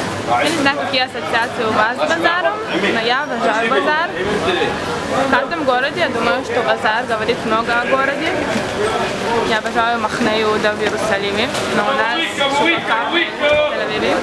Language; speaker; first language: Russian; early bilingual, heritage; Russian